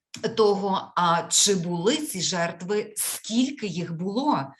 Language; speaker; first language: Ukrainian; native; Ukrainian